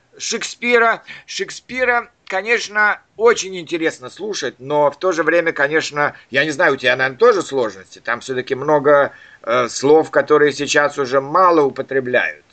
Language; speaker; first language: Russian; native; Russian